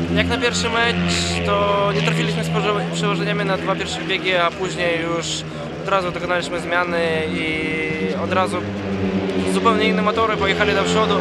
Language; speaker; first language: Polish; non-native, fluent; Russian